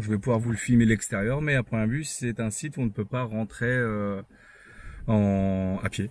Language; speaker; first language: French; native; French